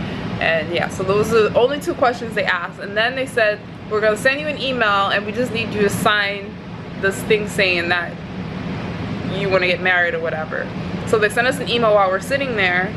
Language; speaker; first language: English; native; English